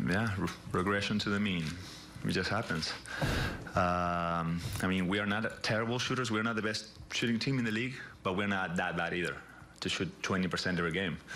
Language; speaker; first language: English; non-native, fluent; Spanish